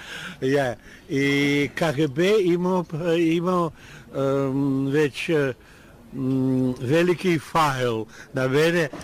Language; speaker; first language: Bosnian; non-native, learner; Russian